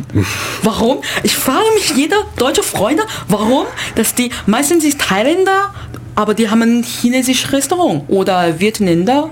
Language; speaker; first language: German; non-native, learner; Chinese